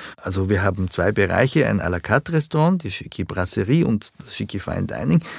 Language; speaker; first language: German; early bilingual, other home language; Japanese